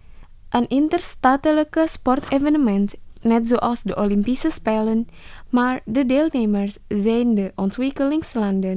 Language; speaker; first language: Dutch; non-native, fluent; Indonesian